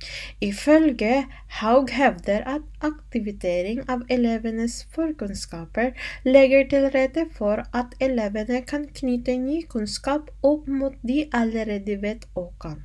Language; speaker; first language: Norwegian; non-native, learner; Filipino